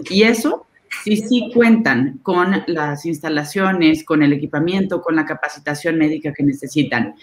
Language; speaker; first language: Spanish; native; Spanish